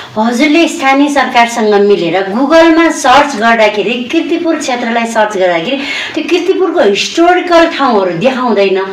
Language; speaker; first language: Nepali; non-native, local second language; Newari